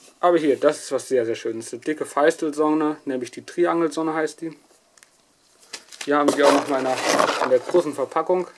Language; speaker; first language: German; native; German